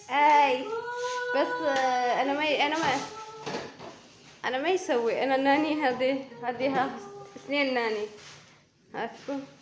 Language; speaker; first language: Arabic; non-native, learner; Amharic